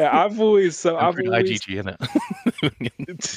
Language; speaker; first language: English; native; English